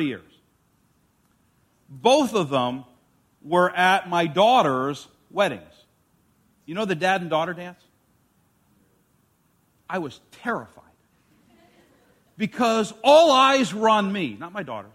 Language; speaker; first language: English; native; English